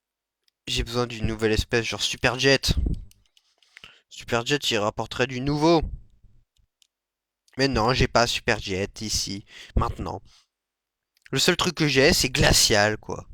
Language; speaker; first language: French; native; French